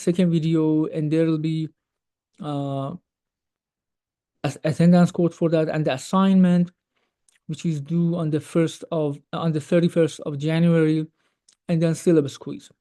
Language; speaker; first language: English; non-native, fluent; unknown